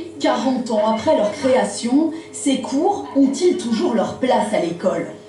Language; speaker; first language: French; native; French